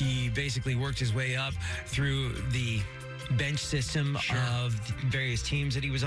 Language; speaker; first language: English; native; English